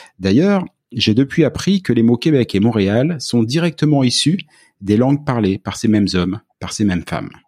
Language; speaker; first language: French; native; French